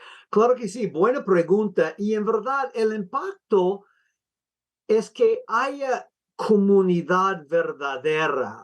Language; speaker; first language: Spanish; non-native, fluent; English